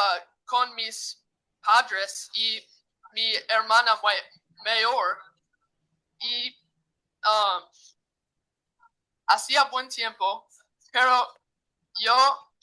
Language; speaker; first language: Spanish; non-native, learner; English